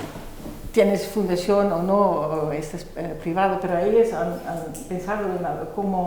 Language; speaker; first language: Spanish; non-native, fluent; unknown